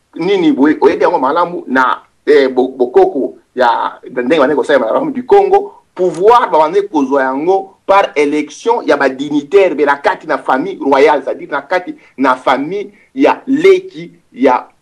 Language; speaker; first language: Lingala; non-native, local second language; Kongo